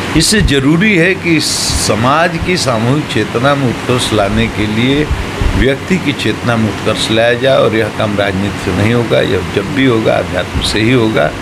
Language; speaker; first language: Hindi; native; Hindi